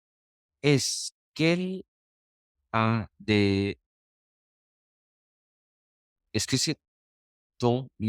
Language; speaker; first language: French; non-native, learner; Spanish